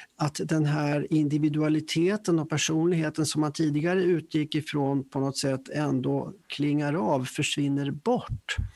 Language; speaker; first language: Swedish; native; Swedish